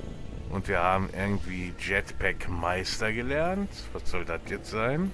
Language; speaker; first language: German; native; German